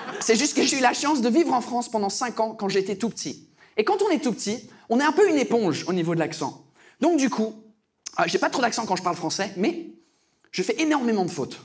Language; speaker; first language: French; early bilingual, other home language; English